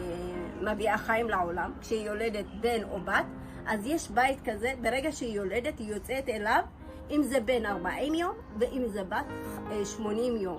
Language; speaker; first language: Hebrew; early bilingual, other home language; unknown